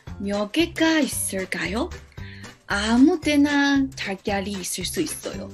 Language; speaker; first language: Korean; non-native, learner; English